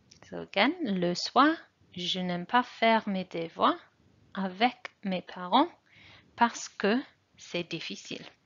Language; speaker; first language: French; non-native, fluent; English